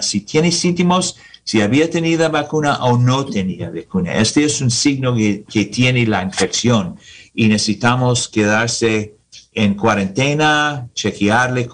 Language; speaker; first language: Spanish; non-native, learner; English